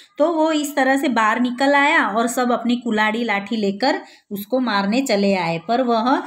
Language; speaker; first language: Hindi; non-native, local second language; Gujarati